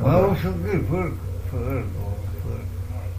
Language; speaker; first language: Estonian; non-native, local second language; Russian